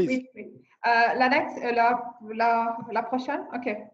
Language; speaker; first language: French; non-native, learner; English